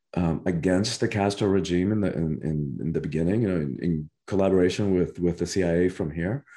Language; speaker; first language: English; early bilingual, other home language; Spanish